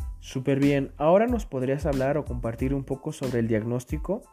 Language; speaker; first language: Spanish; native; Spanish